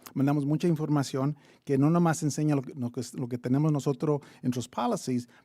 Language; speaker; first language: Spanish; early bilingual, heritage; Spanish